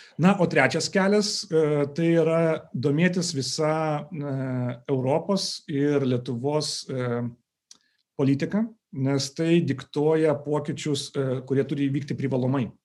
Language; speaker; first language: Lithuanian; non-native, local second language; Russian